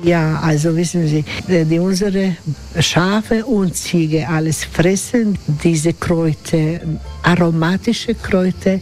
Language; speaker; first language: German; non-native, learner; Croatian